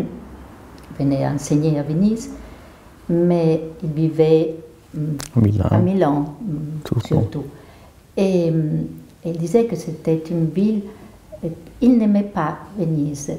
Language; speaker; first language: French; non-native, fluent; Italian